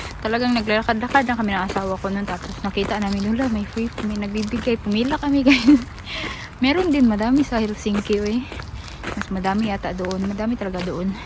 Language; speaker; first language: Filipino; non-native, local second language; Cebuano